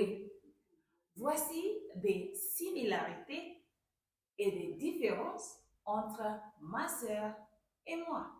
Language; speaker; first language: French; non-native, fluent; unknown